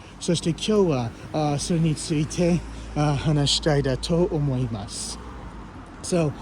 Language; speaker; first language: Japanese; non-native, fluent; English